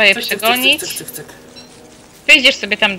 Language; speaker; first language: Polish; native; Polish